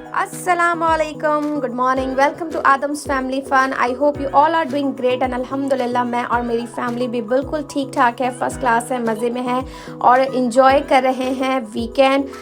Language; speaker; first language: Urdu; native; Urdu